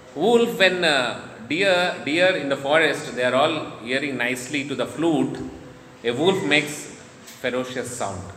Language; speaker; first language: English; non-native, local second language; Telugu